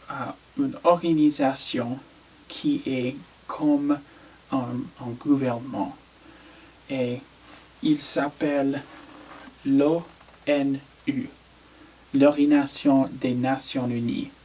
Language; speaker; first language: French; non-native, learner; English